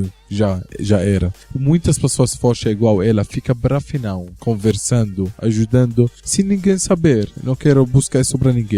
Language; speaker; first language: Portuguese; non-native, learner; Arabic